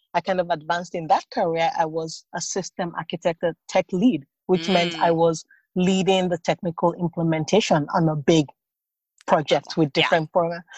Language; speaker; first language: English; non-native, local second language; Yoruba